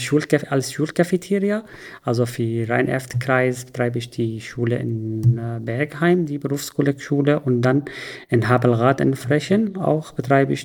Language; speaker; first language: German; non-native, learner; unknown